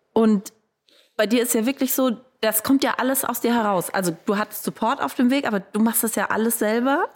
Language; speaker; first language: German; native; German